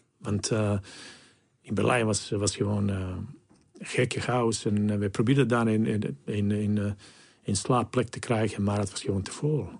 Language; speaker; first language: Dutch; non-native, fluent; Bosnian